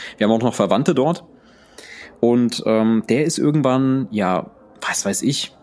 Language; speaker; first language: German; early bilingual, other home language; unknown